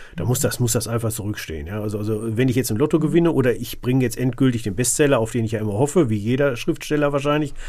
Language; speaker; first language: German; native; German